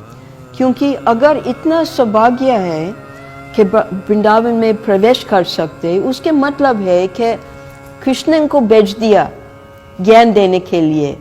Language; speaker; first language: Hindi; non-native, fluent; English